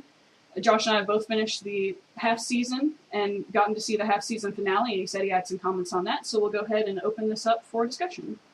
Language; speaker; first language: English; native; English